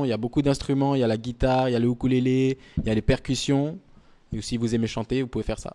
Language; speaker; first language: French; native; French